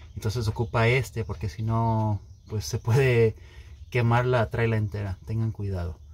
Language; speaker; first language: Spanish; early bilingual, heritage; Spanish